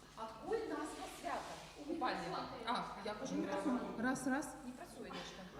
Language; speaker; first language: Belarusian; non-native, local second language; Russian